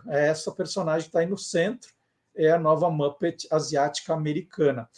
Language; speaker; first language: Portuguese; native; Portuguese